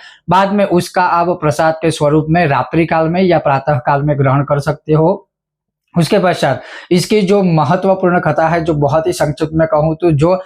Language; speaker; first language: Hindi; native; Hindi